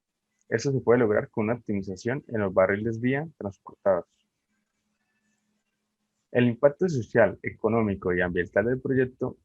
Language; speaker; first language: Spanish; native; Spanish